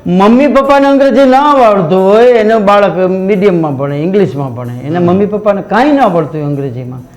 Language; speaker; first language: Gujarati; native; Gujarati